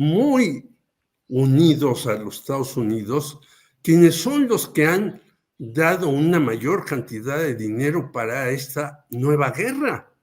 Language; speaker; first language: Spanish; native; Spanish